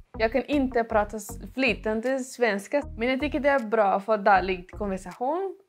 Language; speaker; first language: Swedish; non-native, learner; Portuguese